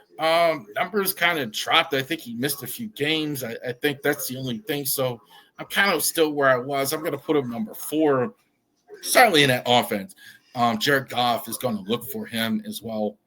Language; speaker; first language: English; native; English